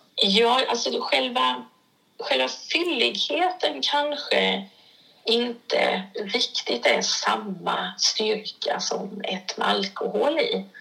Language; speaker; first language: Swedish; native; Swedish